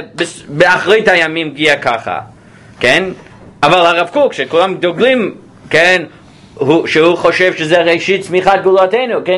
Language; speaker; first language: Hebrew; non-native, fluent; English